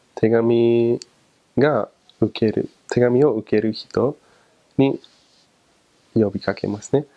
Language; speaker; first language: Japanese; non-native, fluent; English